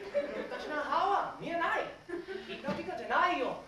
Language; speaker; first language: Japanese; non-native, learner; English